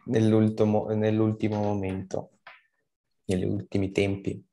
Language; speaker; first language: Italian; non-native, fluent; Ukrainian